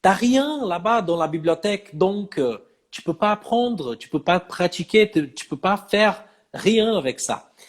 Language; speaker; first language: French; non-native, fluent; Portuguese